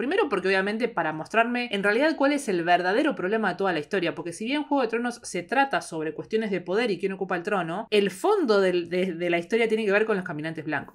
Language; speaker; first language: Spanish; native; Spanish